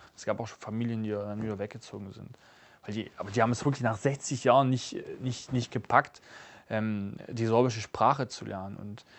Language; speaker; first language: German; non-native, local second language; Upper Sorbian